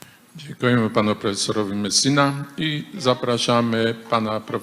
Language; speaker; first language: Polish; native; Polish